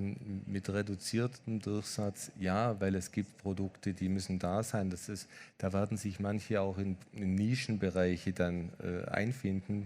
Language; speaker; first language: German; native; German